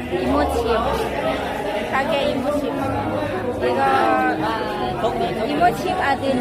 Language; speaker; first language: Korean; non-native, learner; Lao